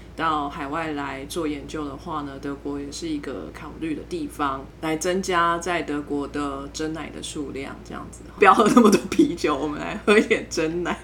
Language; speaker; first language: Chinese; native; Chinese